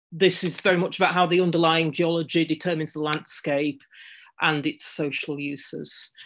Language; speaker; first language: English; native; English